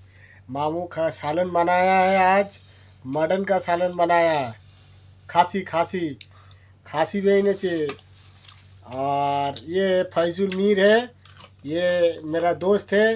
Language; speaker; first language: Hindi; non-native, local second language; Bangla